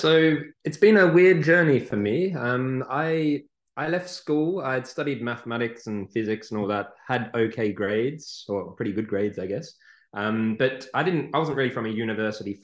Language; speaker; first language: English; native; English